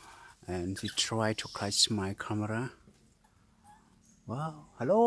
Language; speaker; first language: English; non-native, learner; Khmer